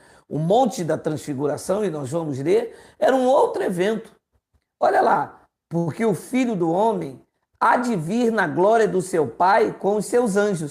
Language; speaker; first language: Portuguese; native; Portuguese